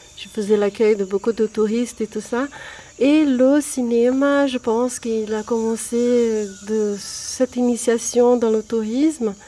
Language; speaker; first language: French; non-native, fluent; Portuguese